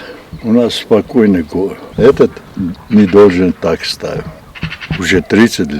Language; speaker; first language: Russian; non-native, local second language; Armenian